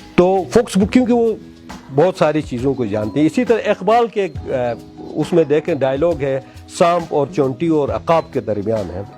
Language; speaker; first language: Urdu; non-native, local second language; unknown